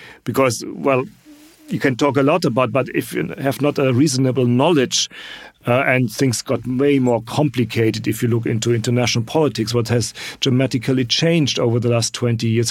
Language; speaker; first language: English; non-native, fluent; German